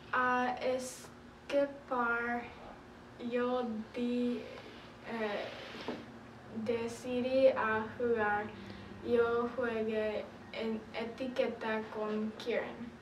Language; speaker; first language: Spanish; non-native, learner; English